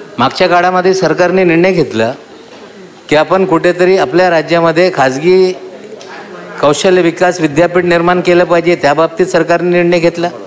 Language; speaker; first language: Marathi; non-native, local second language; Urdu